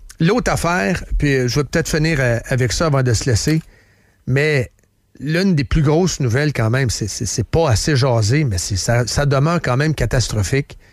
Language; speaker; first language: French; native; French